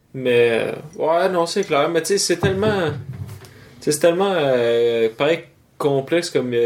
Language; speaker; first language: French; native; French